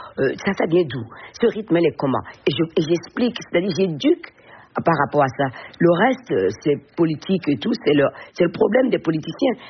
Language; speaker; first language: French; non-native, local second language; Fon